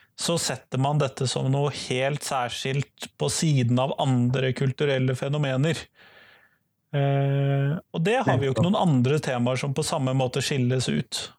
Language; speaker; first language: Norwegian; native; Norwegian